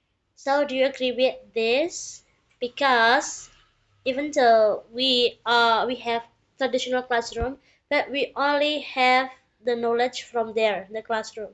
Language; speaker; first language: English; non-native, learner; Indonesian